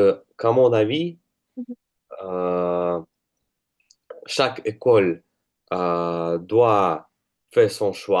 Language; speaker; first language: French; non-native, learner; Russian